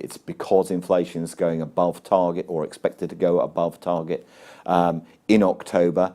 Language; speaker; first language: English; native; English